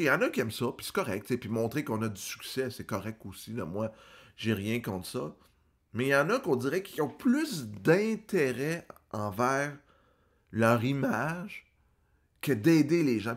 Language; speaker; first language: French; native; French